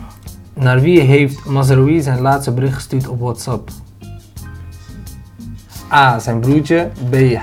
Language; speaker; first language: Dutch; early bilingual, other home language; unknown